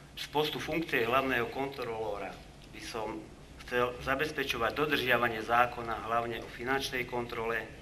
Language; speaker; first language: Slovak; native; Slovak